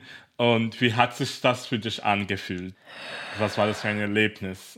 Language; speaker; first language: German; native; German